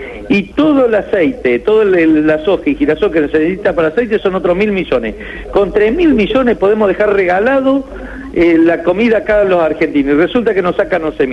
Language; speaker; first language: Spanish; native; Spanish